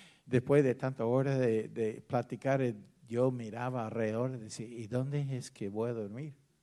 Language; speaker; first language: Spanish; non-native, fluent; English